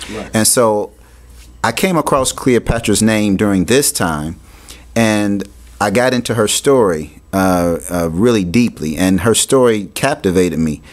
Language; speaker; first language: English; native; English